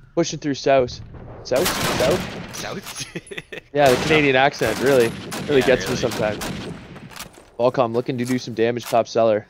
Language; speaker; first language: English; native; English